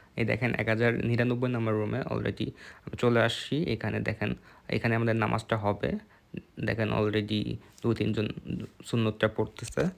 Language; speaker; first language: Bangla; native; Bangla